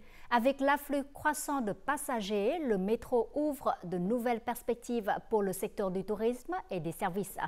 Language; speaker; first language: French; non-native, fluent; Vietnamese